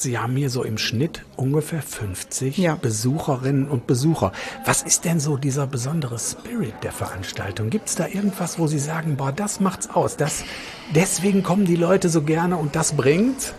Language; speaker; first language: German; native; German